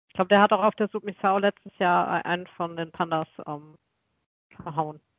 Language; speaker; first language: German; native; German